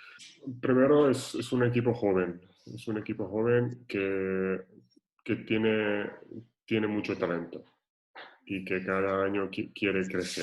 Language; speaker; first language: Spanish; non-native, fluent; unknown